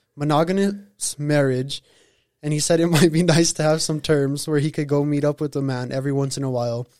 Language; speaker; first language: English; native; English